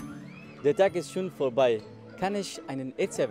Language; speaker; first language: German; non-native, learner; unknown